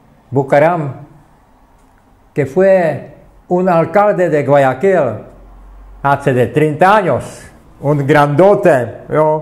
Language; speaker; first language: Spanish; non-native, fluent; Czech